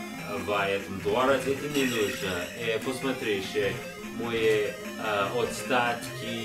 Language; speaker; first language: Russian; non-native, learner; English